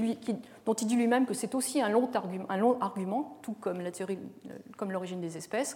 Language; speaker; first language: French; native; French